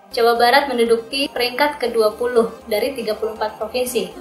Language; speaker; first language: Indonesian; native; Indonesian